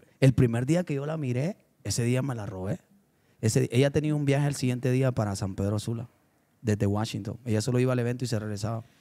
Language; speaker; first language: Spanish; native; Spanish